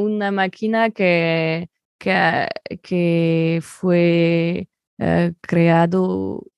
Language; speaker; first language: Spanish; non-native, fluent; French